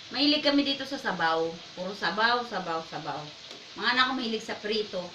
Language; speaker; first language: Filipino; non-native, local second language; Bikol